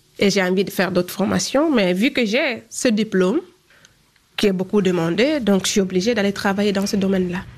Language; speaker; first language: French; non-native, fluent; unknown